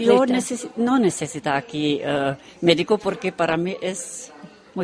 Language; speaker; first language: Spanish; non-native, learner; Romanian